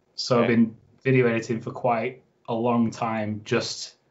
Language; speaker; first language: English; native; English